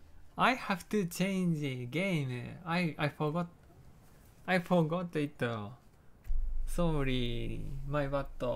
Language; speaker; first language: English; non-native, learner; Japanese